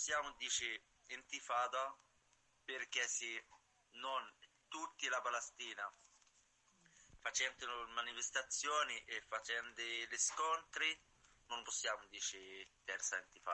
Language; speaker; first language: Italian; non-native, learner; Arabic